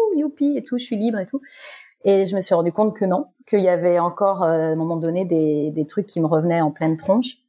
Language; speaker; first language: French; native; French